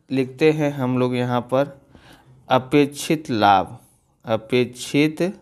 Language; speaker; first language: Hindi; non-native, local second language; Gujarati